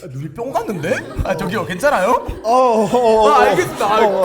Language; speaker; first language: Korean; native; Korean